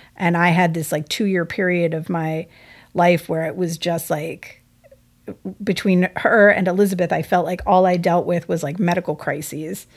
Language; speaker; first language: English; native; English